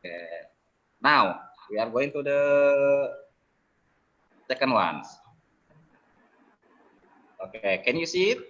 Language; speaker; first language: English; non-native, learner; Indonesian